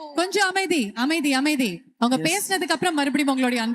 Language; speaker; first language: Tamil; native; Tamil